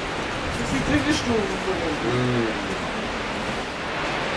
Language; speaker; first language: German; native; German